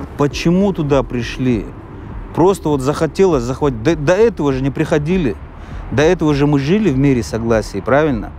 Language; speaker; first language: Russian; non-native, local second language; Chechen